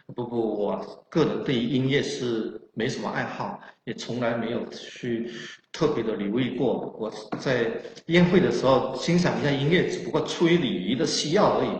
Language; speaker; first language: Chinese; non-native, local second language; Min Nan Chinese